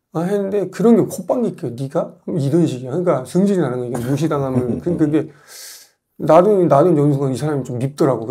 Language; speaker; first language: Korean; native; Korean